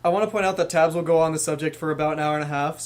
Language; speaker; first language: English; native; English